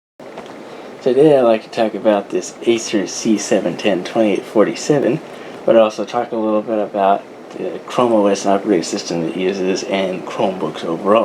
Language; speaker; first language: English; native; English